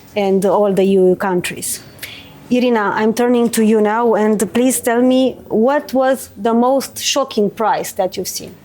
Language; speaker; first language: English; non-native, fluent; Romanian